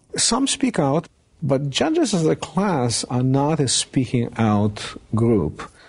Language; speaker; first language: English; early bilingual, other home language; Romanian